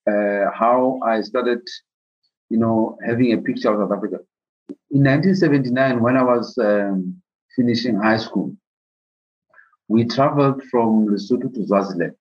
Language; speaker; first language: English; non-native, local second language; Southern Sotho